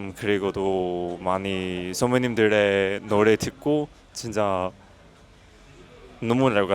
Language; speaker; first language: Korean; non-native, learner; Chinese